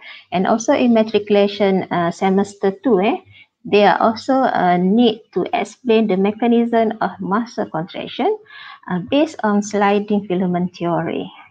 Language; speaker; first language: English; non-native, local second language; Malay